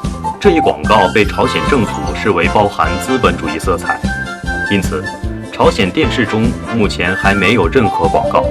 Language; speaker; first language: Chinese; native; Chinese